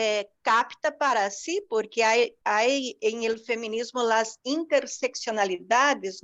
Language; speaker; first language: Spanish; non-native, fluent; Portuguese